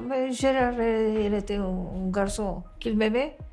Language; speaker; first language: French; non-native, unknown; Romanian